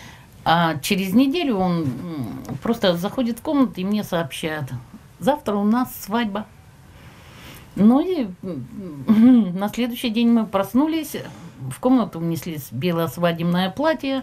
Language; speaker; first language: Russian; native; Russian